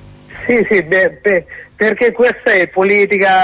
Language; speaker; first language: Italian; non-native, learner; Sinhala